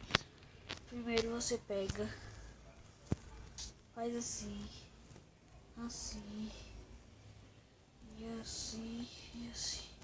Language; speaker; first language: Portuguese; native; Portuguese